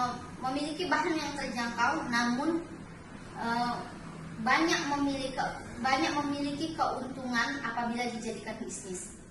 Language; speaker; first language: Indonesian; native; Indonesian